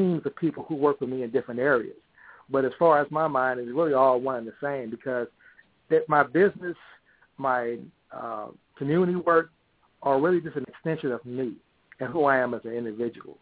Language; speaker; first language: English; native; English